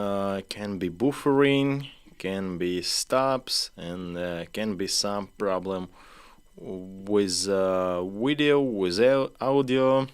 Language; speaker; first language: English; non-native, learner; Ukrainian